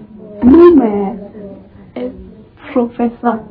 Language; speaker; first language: French; non-native, learner; English